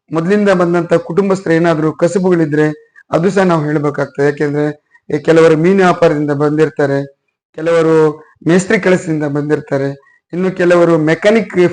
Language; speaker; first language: Kannada; non-native, local second language; Urdu